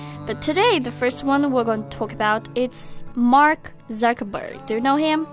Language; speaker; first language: English; non-native, fluent; Chinese